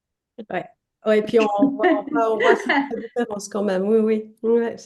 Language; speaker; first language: French; native; French